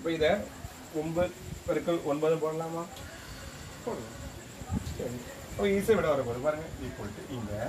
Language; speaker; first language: Tamil; native; Tamil